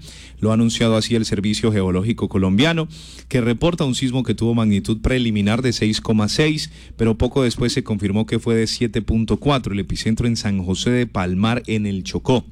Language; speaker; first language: Spanish; native; Spanish